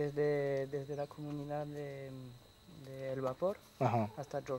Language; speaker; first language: Spanish; non-native, fluent; French